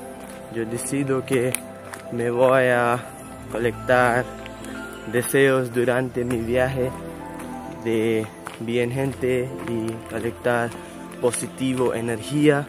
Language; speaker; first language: Spanish; non-native, learner; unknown